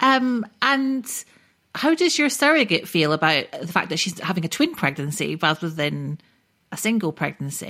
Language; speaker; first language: English; native; English